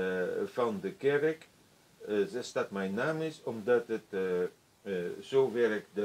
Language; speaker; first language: Dutch; non-native, fluent; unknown